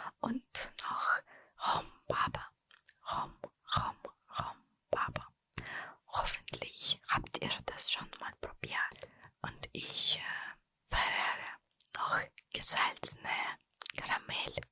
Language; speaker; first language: German; non-native, fluent; Russian